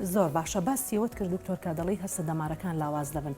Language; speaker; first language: Central Kurdish; native; Central Kurdish